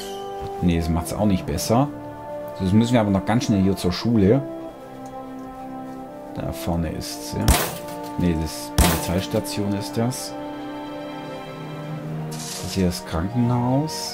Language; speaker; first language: German; native; German